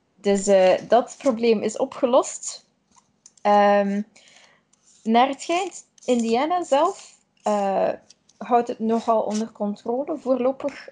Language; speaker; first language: Dutch; native; Dutch